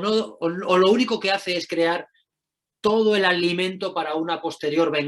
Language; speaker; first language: Spanish; native; Spanish